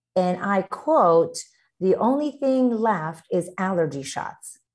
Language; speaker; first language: English; early bilingual, other home language; Romanian